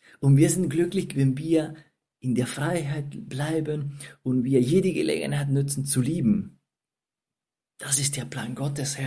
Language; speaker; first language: German; non-native, fluent; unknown